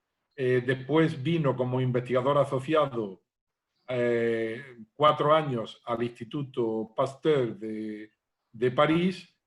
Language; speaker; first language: Spanish; native; Spanish